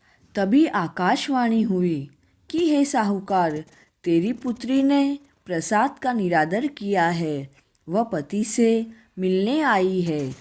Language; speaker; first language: Hindi; native; Hindi